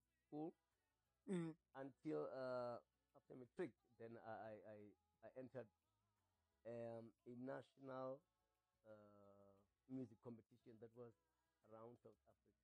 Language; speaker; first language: English; non-native, local second language; Xhosa